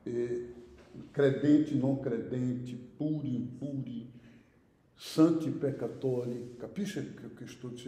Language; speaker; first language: Italian; non-native, fluent; Portuguese